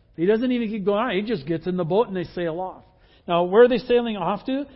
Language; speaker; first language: English; native; English